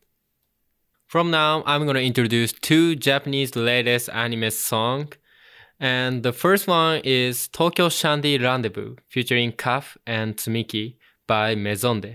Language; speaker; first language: English; non-native, fluent; Japanese